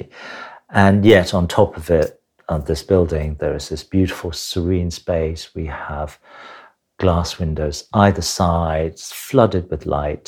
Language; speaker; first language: English; non-native, local second language; Cantonese